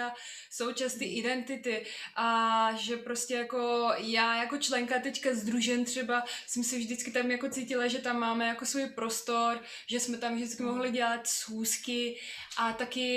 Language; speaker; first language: Czech; non-native, fluent; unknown